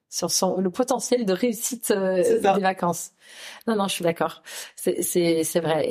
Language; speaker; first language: French; native; French